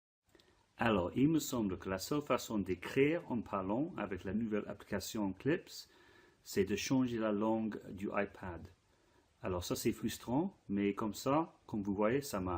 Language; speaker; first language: French; non-native, fluent; English